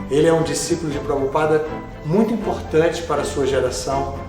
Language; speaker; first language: Portuguese; native; Portuguese